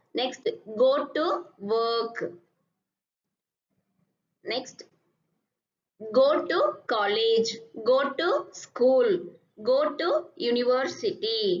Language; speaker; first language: English; non-native, local second language; Tamil